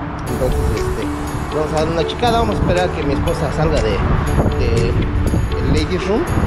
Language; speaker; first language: Spanish; native; Spanish